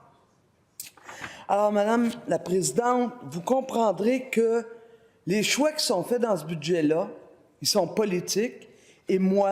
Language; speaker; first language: French; native; French